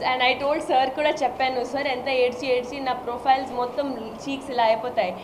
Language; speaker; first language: Telugu; non-native, local second language; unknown